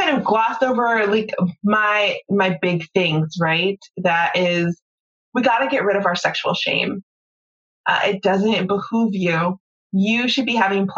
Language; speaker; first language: English; native; English